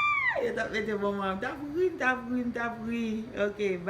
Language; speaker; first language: French; non-native, local second language; Haitian Creole